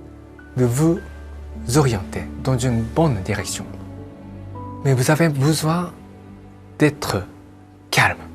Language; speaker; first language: French; non-native, fluent; Japanese